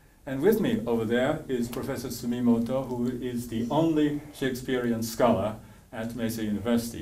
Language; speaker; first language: English; non-native, fluent; Japanese